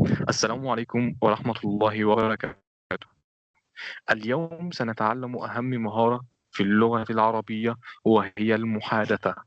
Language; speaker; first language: Arabic; non-native, fluent; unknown